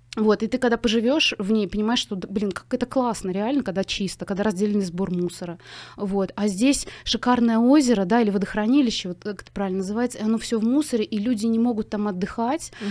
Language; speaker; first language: Russian; native; Russian